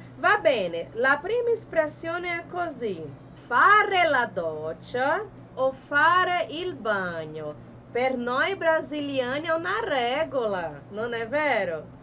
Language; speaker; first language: Italian; non-native, fluent; Portuguese